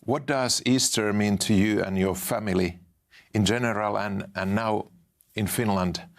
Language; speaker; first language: English; non-native, fluent; Finnish